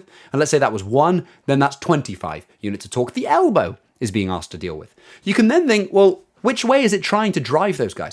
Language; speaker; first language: English; native; English